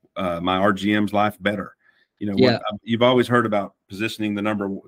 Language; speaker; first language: English; native; English